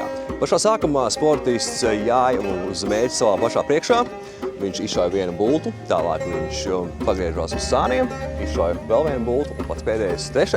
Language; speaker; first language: Latvian; native; Latvian